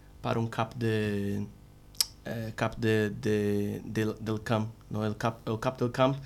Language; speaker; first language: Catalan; non-native, learner; Portuguese